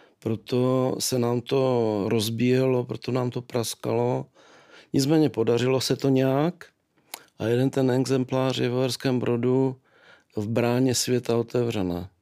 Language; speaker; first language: Czech; native; Czech